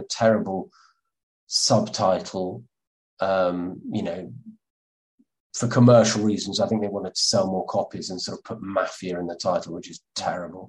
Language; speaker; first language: English; native; English